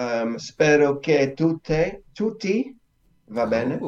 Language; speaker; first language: Italian; non-native, learner; English